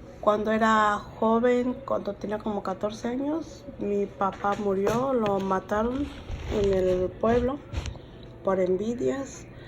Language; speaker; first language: Spanish; native; Spanish